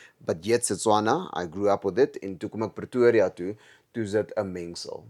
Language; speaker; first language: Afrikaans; non-native, local second language; Tswana